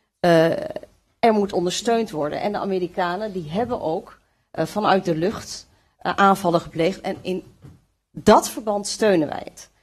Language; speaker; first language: Dutch; early bilingual, other home language; Kurdish